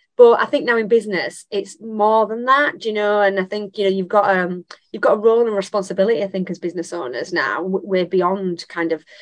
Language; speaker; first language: English; native; English